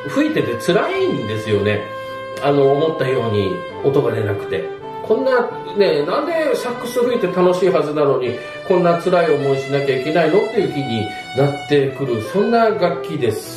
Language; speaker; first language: Japanese; native; Japanese